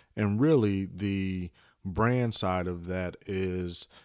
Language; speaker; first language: English; native; English